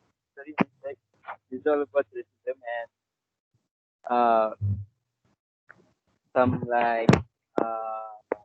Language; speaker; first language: English; non-native, local second language; Malay